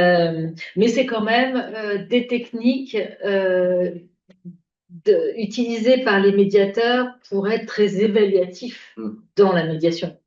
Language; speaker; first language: French; native; French